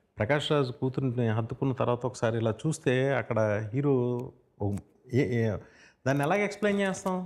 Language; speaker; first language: Telugu; native; Telugu